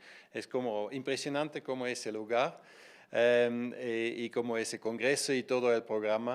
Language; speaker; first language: Spanish; non-native, fluent; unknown